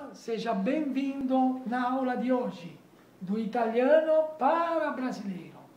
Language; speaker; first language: Portuguese; non-native, fluent; Italian